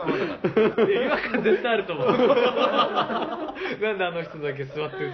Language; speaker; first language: Japanese; native; Japanese